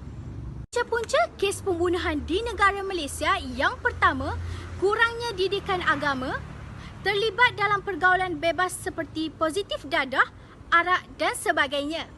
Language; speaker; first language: Malay; native; Malay